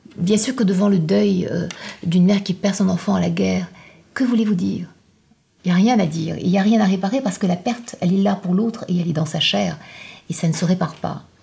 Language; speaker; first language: French; non-native, local second language; Arabic